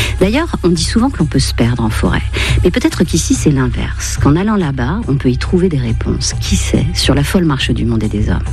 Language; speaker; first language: French; native; French